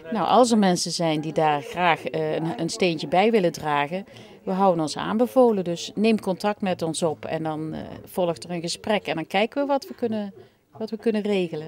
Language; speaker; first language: Dutch; native; Dutch